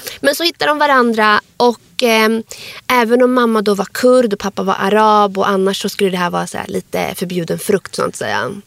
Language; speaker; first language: Swedish; early bilingual, other home language; Arabic